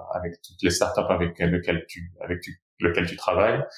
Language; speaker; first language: French; non-native, fluent; Portuguese